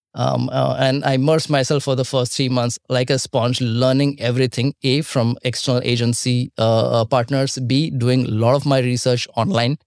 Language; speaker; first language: English; non-native, local second language; Marathi